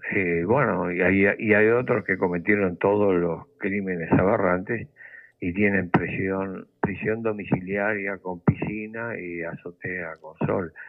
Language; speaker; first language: Spanish; native; Spanish